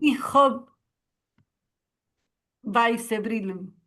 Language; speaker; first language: German; non-native, learner; Spanish